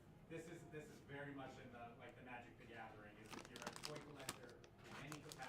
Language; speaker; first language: English; native; English